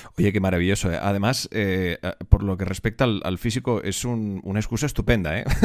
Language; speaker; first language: Spanish; native; Spanish